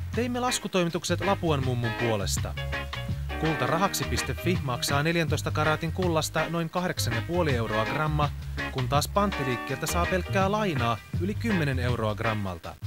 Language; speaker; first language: Finnish; native; Finnish